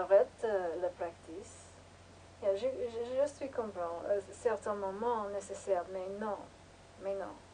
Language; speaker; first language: French; non-native, learner; English